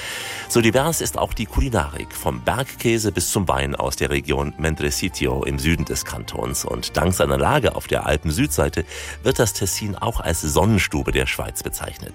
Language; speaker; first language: German; native; German